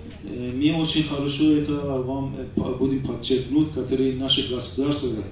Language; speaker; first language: Russian; non-native, learner; Persian